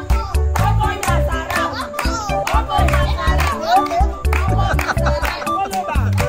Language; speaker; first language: Filipino; non-native, learner; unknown